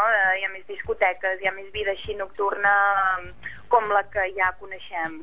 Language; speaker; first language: Catalan; native; Catalan